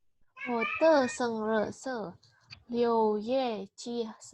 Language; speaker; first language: Chinese; non-native, learner; Indonesian